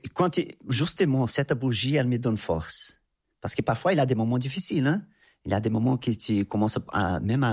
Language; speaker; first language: French; non-native, fluent; Portuguese